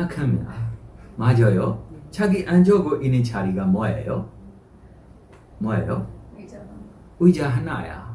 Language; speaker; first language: Korean; non-native, fluent; Burmese